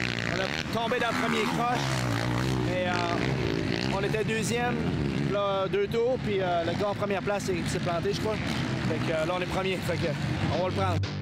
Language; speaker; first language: French; native; French